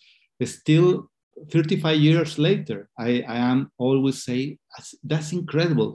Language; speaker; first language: English; non-native, fluent; Spanish